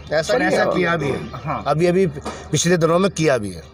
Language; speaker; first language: Hindi; native; Hindi